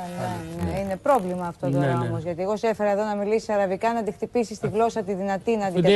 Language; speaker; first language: Greek; native; Greek